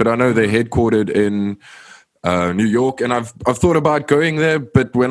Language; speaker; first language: English; non-native, local second language; Afrikaans